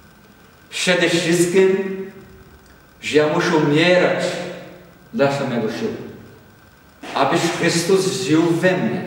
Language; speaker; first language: Polish; non-native, learner; Portuguese